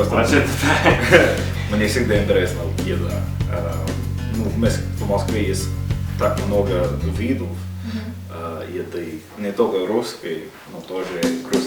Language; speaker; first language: Russian; non-native, fluent; English